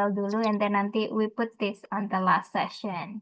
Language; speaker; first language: English; non-native, fluent; Indonesian